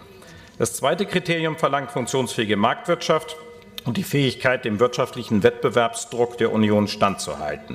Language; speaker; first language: German; native; German